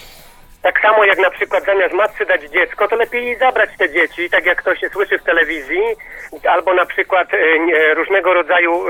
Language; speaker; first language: Polish; native; Polish